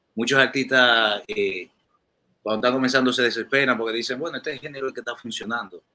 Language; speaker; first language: Spanish; native; Spanish